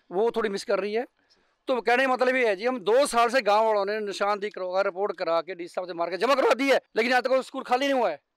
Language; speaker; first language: Hindi; native; Hindi